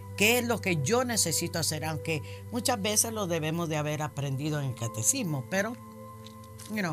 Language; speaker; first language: Spanish; early bilingual, heritage; Spanish